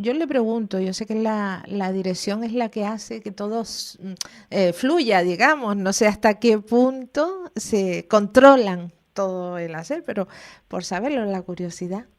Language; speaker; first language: Spanish; native; Spanish